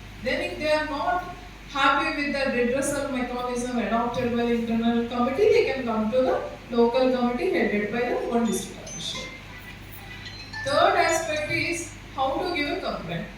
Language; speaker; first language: English; non-native, local second language; Telugu